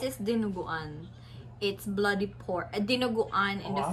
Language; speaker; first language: English; non-native, local second language; Filipino